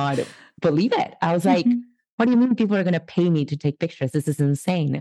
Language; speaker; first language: English; non-native, fluent; Spanish